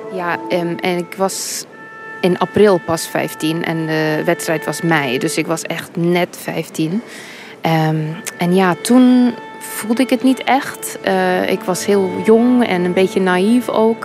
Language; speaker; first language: Dutch; early bilingual, heritage; English